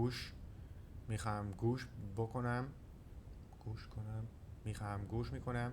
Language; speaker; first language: Persian; non-native, learner; Dutch